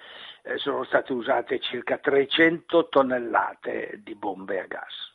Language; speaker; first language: Italian; native; Italian